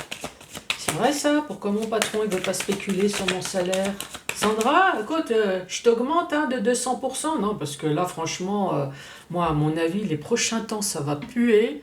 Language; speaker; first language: French; native; French